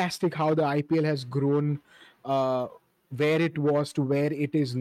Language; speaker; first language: English; non-native, local second language; Hindi